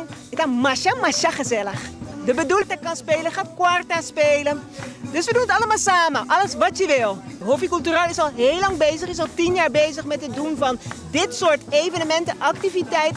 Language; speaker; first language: Dutch; non-native, local second language; Papiamento